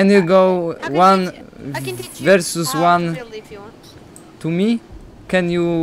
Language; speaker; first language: English; non-native, learner; Polish